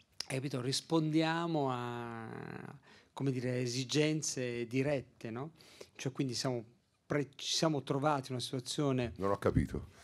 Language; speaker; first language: Italian; native; Italian